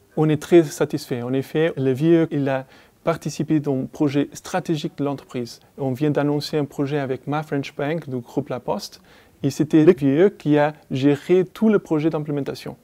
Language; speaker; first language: French; non-native, fluent; Portuguese